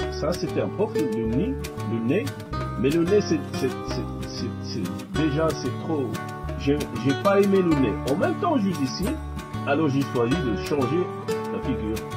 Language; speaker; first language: French; non-native, local second language; Arabic